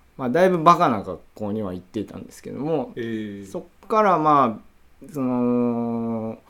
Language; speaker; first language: Japanese; native; Japanese